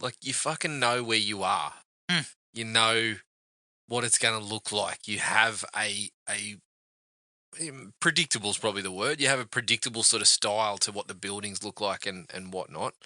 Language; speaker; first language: English; native; English